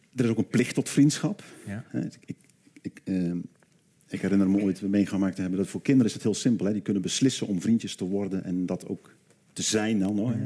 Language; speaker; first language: Dutch; native; Dutch